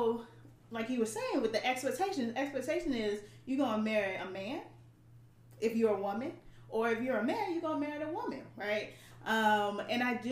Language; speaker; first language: English; native; English